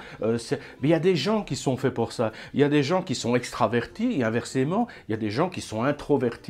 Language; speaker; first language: French; native; French